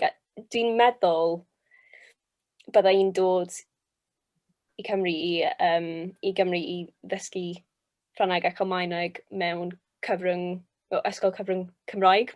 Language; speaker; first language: Welsh; non-native, local second language; English